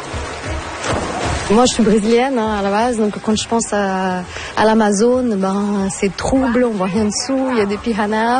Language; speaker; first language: French; non-native, fluent; Portuguese